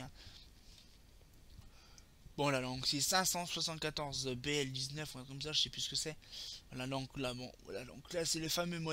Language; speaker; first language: French; native; French